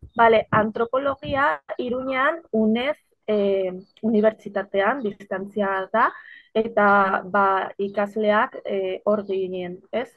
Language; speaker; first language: Basque; non-native, local second language; Spanish